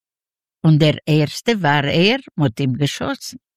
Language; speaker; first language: German; non-native, learner; Yiddish